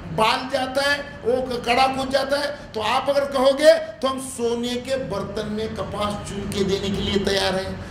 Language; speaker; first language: Hindi; non-native, local second language; Marathi